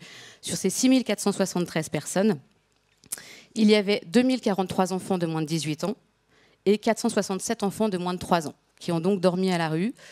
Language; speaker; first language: French; native; French